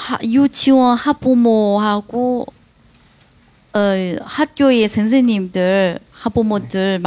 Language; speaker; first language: Korean; non-native, learner; Chinese